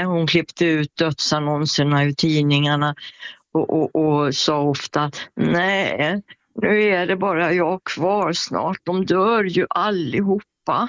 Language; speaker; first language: Swedish; native; Swedish